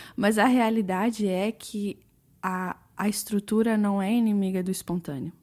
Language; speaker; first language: Portuguese; early bilingual, other home language; English